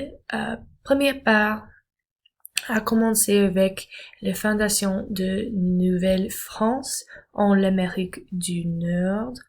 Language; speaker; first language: French; non-native, learner; English